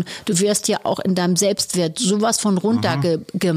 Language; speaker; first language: German; native; German